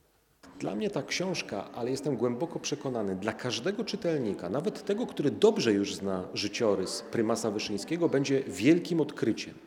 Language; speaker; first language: Polish; native; Polish